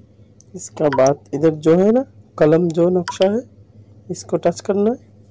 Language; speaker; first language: Hindi; non-native, local second language; Bangla